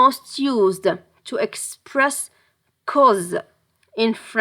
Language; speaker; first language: English; non-native, fluent; French